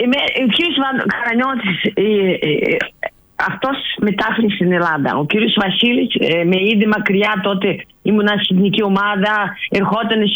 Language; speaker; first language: Greek; non-native, learner; Russian